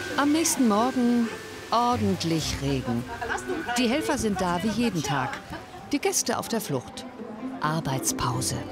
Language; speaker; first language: German; native; German